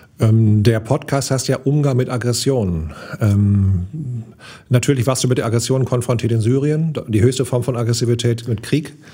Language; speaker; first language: German; native; German